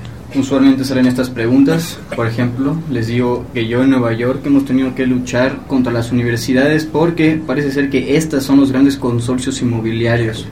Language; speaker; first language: Spanish; native; Spanish